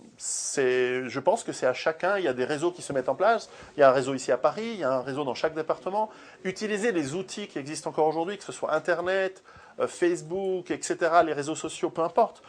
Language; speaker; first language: French; early bilingual, other home language; Italian